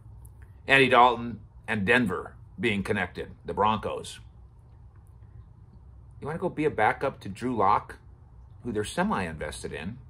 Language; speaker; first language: English; native; English